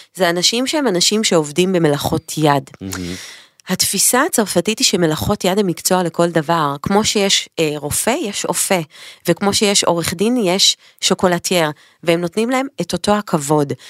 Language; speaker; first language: Hebrew; native; Hebrew